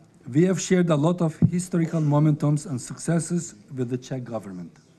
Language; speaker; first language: English; non-native, fluent; Albanian